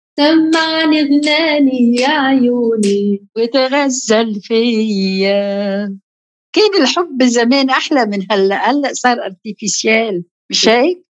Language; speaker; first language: Arabic; native; Arabic